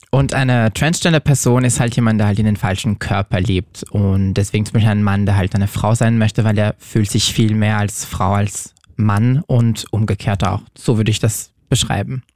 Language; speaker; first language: German; non-native, fluent; French